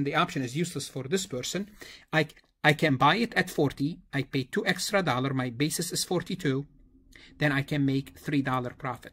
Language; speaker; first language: English; non-native, fluent; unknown